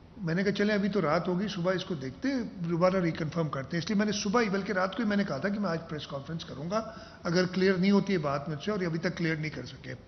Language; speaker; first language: Urdu; non-native, local second language; Sindhi